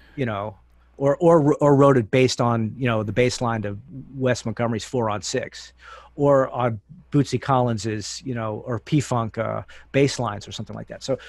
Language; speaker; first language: English; native; English